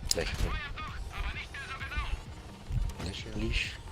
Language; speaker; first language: German; native; German